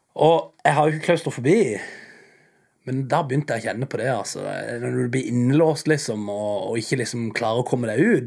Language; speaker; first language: Norwegian; native; Norwegian